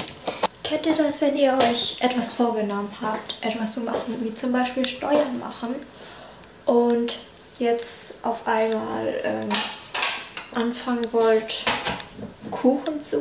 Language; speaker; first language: German; early bilingual, other home language; Vietnamese